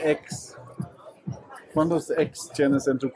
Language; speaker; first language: Spanish; non-native, learner; German